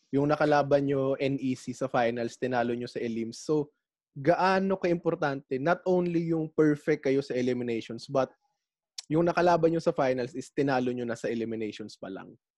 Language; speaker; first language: Filipino; native; Filipino